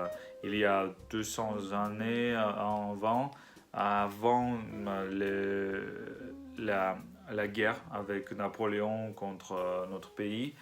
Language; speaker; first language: French; non-native, learner; Russian